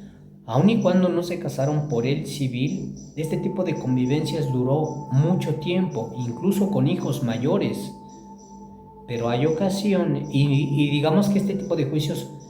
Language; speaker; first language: Spanish; native; Spanish